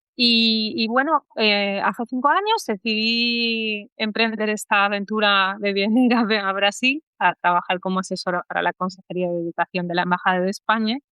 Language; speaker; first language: Spanish; native; Spanish